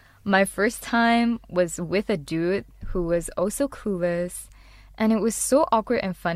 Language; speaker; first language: English; non-native, local second language; Chinese